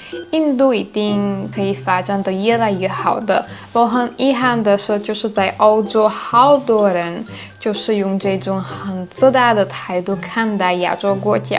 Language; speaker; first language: Chinese; non-native, fluent; Slovak